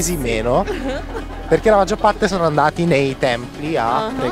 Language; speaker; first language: Italian; native; Italian